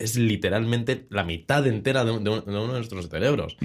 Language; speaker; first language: Spanish; native; Spanish